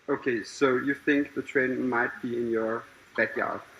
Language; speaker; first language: English; non-native, fluent; Danish